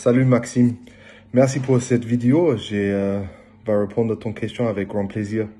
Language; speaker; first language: French; non-native, learner; English